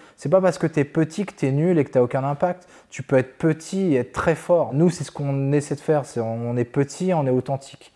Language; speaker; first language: French; native; French